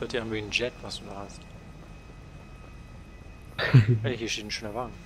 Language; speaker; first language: German; native; German